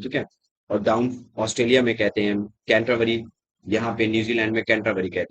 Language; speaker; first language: Hindi; native; Hindi